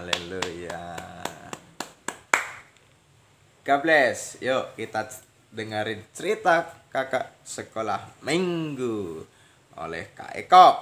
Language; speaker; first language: Indonesian; native; Indonesian